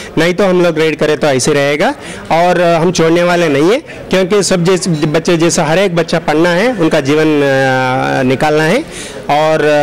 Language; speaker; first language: Hindi; non-native, local second language; Telugu